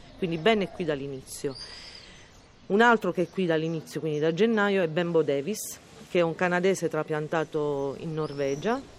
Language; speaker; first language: Italian; native; Italian